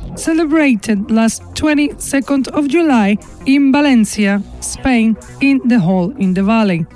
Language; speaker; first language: English; non-native, fluent; Spanish